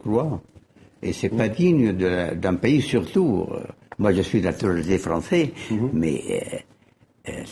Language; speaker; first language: French; non-native, fluent; Arabic